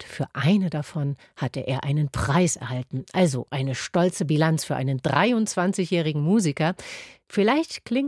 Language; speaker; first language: German; native; German